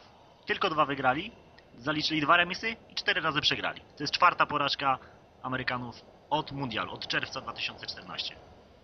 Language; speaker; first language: Polish; native; Polish